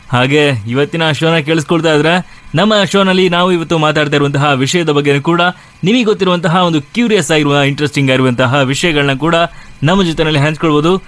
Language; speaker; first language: Kannada; native; Kannada